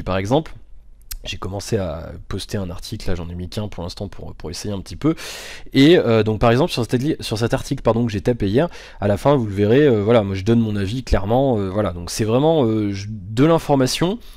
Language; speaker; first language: French; native; French